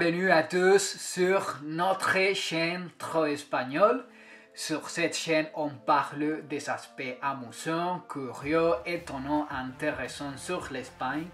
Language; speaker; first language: French; non-native, fluent; Spanish